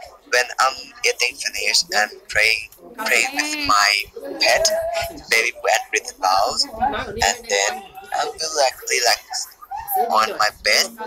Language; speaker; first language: English; non-native, learner; Thai